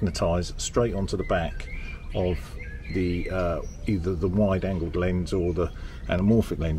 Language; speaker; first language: English; native; English